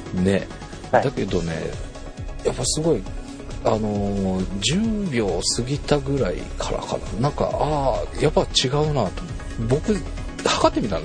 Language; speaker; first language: Japanese; native; Japanese